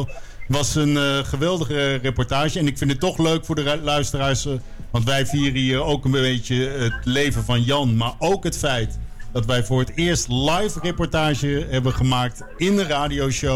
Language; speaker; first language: Dutch; native; Dutch